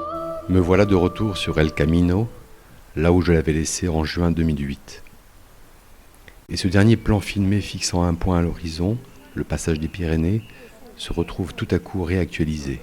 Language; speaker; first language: French; native; French